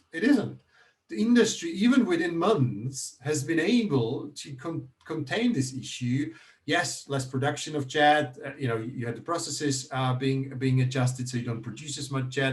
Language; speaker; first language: English; non-native, fluent; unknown